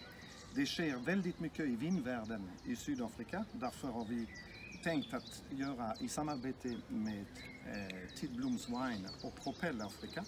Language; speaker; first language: Swedish; non-native, fluent; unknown